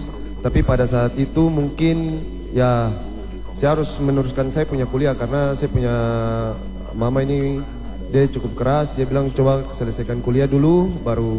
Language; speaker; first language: Indonesian; native; Indonesian